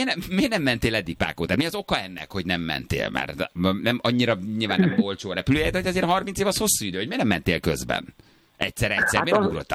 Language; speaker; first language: Hungarian; native; Hungarian